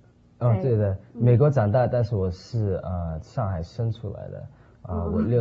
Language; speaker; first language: Chinese; early bilingual, heritage; Chinese